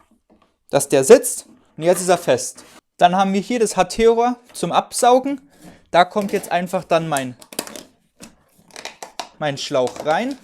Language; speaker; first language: German; native; German